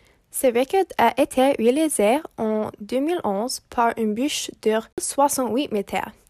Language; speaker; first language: French; non-native, learner; English